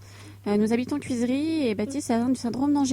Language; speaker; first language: French; native; French